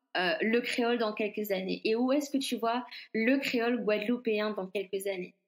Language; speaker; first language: French; non-native, local second language; Guadeloupean Creole French